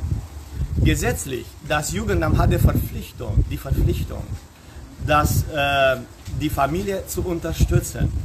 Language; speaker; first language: German; non-native, fluent; Romanian